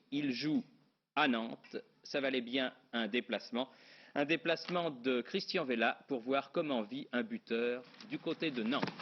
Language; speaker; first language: French; native; French